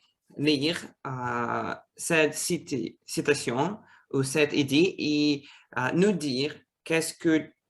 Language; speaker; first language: French; non-native, fluent; Russian